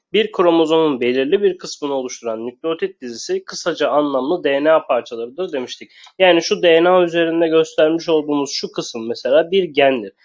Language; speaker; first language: Turkish; native; Turkish